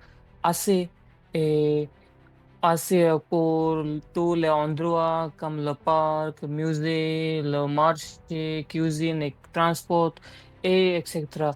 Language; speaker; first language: French; non-native, learner; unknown